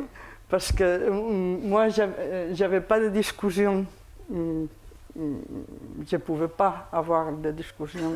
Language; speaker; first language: French; non-native, fluent; Spanish